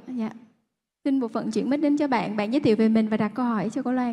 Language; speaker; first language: Vietnamese; native; Vietnamese